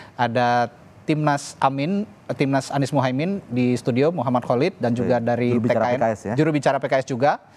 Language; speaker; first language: Indonesian; native; Indonesian